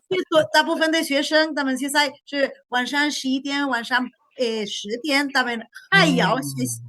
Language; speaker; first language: Chinese; non-native, fluent; Spanish